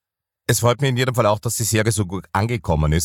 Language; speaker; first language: German; native; German